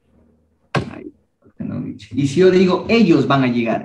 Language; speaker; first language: Spanish; non-native, local second language; Quechua